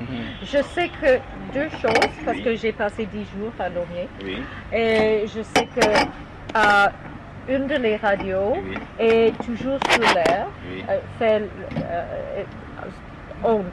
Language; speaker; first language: French; non-native, learner; English